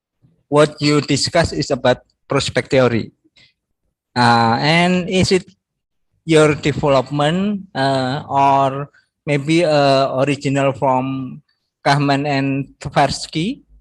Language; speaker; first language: English; non-native, learner; Indonesian